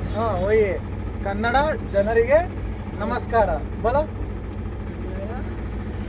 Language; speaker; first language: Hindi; non-native, local second language; Kannada